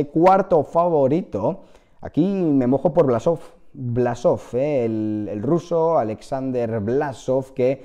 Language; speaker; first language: Spanish; native; Spanish